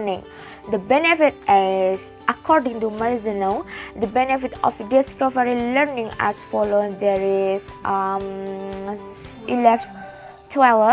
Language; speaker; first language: English; non-native, learner; Indonesian